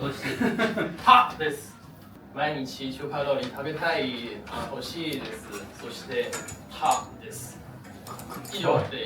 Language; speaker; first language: Japanese; non-native, learner; Chinese